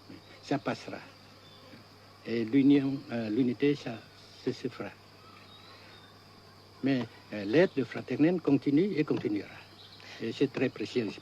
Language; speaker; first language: French; non-native, local second language; Vietnamese